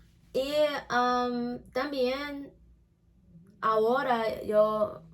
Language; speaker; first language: Spanish; non-native, learner; English